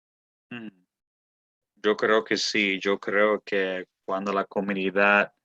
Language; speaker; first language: Spanish; early bilingual, heritage; Spanish